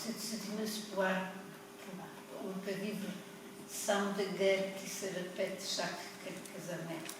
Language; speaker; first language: French; non-native, fluent; Polish